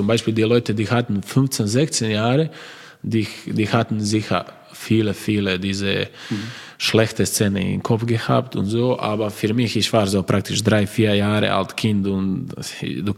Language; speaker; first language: German; non-native, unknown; Croatian